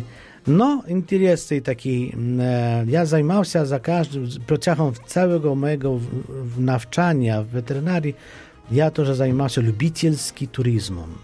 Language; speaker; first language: Polish; non-native, fluent; Ukrainian